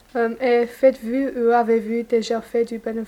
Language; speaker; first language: French; non-native, learner; English